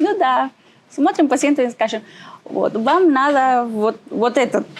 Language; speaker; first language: Russian; non-native, learner; Spanish